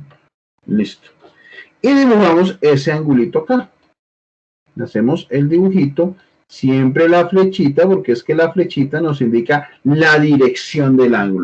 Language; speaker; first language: Spanish; native; Spanish